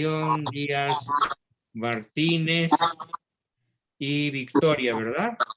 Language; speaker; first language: Spanish; native; Spanish